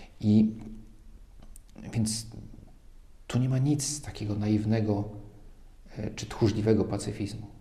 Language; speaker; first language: Polish; native; Polish